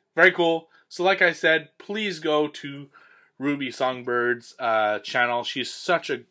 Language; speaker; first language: English; native; English